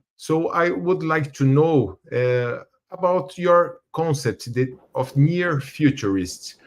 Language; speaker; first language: English; non-native, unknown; Portuguese